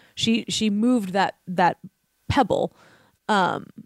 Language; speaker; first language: English; native; English